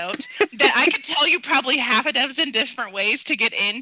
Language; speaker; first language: English; native; English